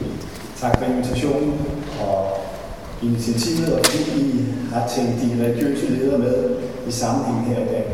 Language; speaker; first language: Danish; native; Danish